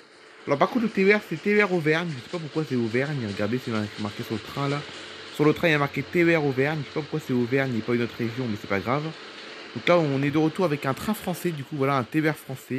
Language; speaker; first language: French; native; French